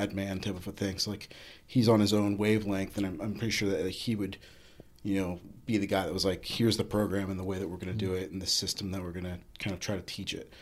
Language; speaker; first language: English; native; English